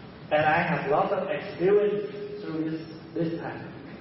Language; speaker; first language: English; early bilingual, other home language; Vietnamese